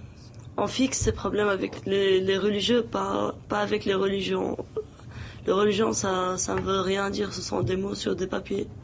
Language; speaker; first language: French; non-native, local second language; Arabic